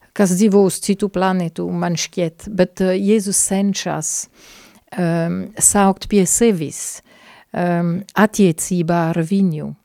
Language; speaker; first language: Latvian; non-native, fluent; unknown